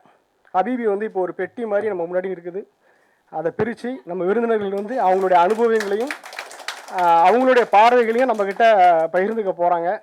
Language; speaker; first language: Tamil; native; Tamil